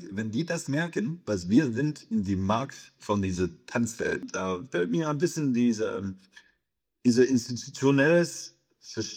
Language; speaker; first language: German; non-native, fluent; English